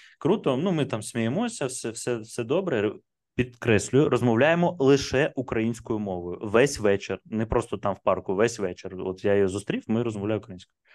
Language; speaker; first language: Ukrainian; non-native, local second language; Russian